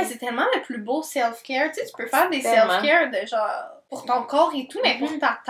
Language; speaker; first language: French; native; French